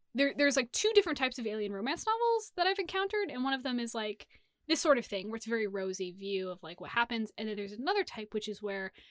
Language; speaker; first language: English; native; English